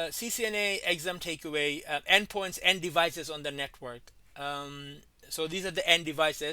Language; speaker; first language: English; non-native, fluent; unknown